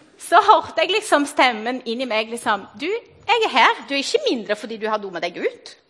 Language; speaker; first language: Norwegian; non-native, fluent; Portuguese